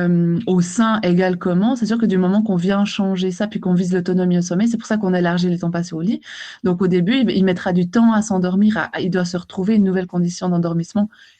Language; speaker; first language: French; native; French